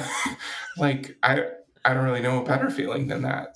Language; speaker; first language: English; native; English